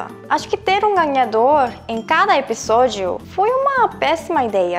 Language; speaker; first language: Portuguese; non-native, fluent; Korean